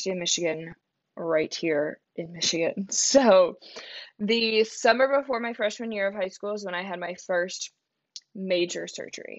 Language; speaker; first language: English; native; English